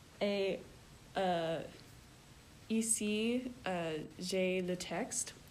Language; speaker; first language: French; non-native, learner; English